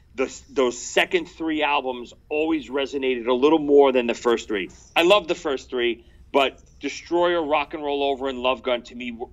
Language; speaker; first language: English; native; English